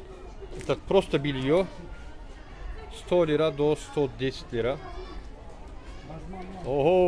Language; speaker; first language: Russian; non-native, learner; Turkish